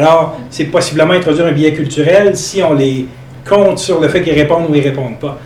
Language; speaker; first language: French; native; French